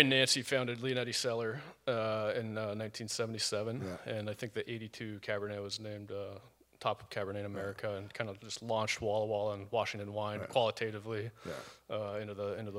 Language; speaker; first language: English; native; English